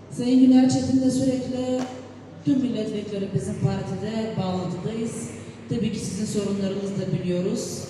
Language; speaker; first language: Turkish; native; Turkish